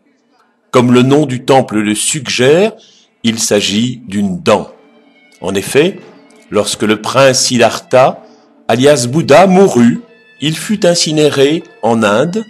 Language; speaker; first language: French; native; French